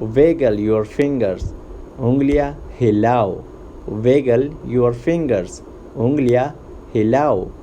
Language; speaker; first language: Urdu; native; Urdu